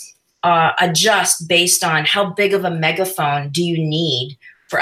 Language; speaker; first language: English; non-native, local second language; Filipino